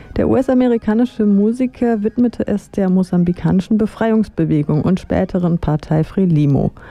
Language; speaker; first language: German; native; German